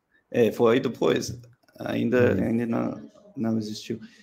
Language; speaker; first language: Portuguese; non-native, learner; English